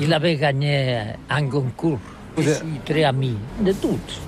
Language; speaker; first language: French; non-native, learner; Catalan